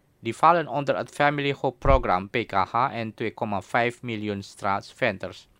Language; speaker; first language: Dutch; non-native, fluent; Indonesian